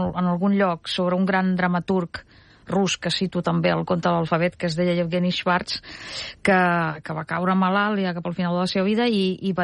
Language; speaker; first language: Catalan; non-native, fluent; Russian